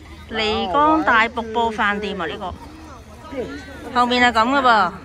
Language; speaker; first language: Chinese; native; Chinese